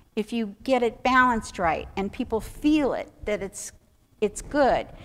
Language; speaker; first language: English; native; English